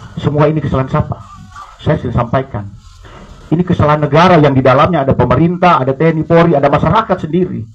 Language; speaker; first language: Indonesian; native; Indonesian